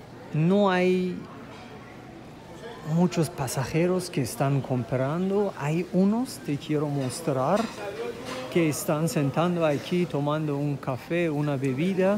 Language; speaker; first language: Spanish; non-native, fluent; German